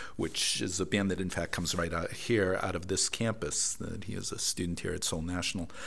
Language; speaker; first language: English; native; English